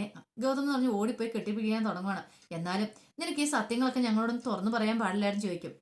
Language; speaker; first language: Malayalam; native; Malayalam